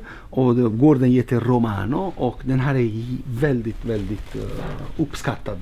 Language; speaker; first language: Swedish; non-native, fluent; Italian